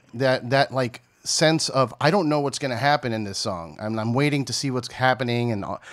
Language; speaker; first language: English; native; English